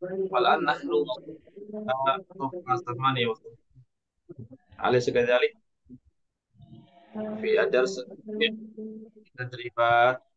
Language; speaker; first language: Arabic; non-native, fluent; Indonesian